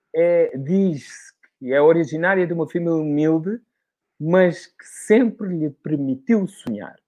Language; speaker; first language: Portuguese; non-native, local second language; Kabuverdianu